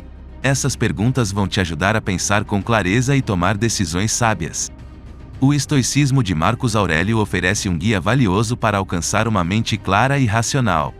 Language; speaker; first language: Portuguese; native; Portuguese